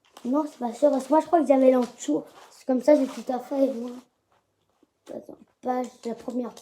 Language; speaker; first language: French; native; French